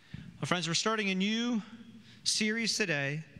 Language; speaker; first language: English; native; English